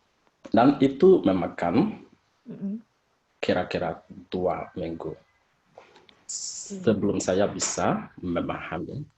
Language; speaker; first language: Indonesian; non-native, fluent; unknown